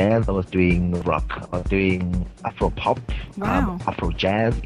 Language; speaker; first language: English; non-native, local second language; Zulu